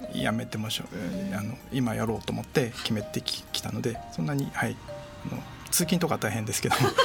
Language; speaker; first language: Japanese; native; Japanese